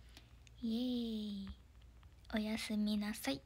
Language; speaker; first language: Japanese; native; Japanese